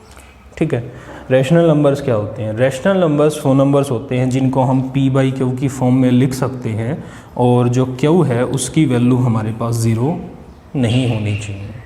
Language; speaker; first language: Hindi; native; Hindi